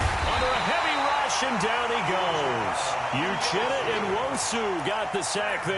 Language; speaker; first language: English; native; English